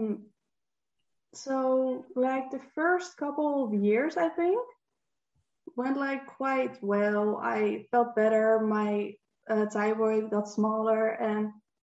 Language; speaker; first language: English; non-native, fluent; Dutch